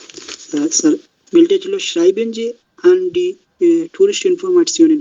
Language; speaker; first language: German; non-native, learner; Bangla